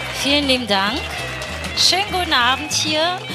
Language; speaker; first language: German; early bilingual, other home language; Persian